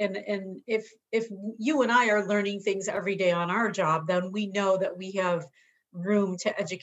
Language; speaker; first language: English; native; English